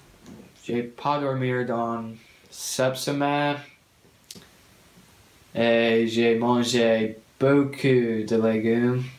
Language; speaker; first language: French; non-native, learner; English